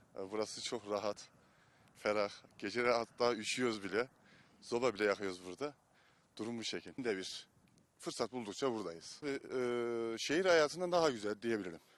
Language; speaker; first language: Turkish; native; Turkish